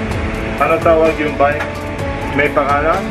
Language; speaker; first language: Filipino; non-native, learner; Arabic